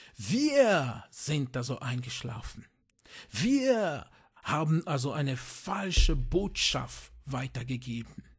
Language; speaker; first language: German; non-native, fluent; French